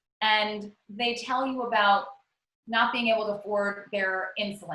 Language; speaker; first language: English; native; English